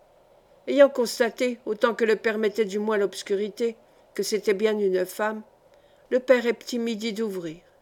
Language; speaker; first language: French; native; French